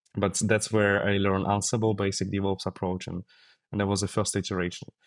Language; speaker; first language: English; non-native, fluent; Russian